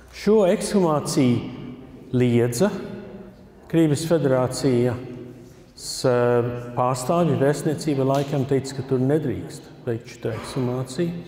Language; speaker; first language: Latvian; early bilingual, heritage; Latvian